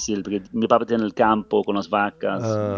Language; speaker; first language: Spanish; non-native, learner; English